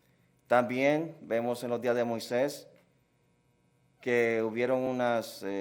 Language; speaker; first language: Spanish; native; Spanish